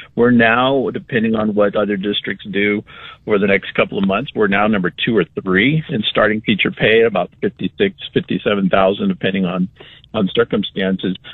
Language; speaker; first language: English; native; English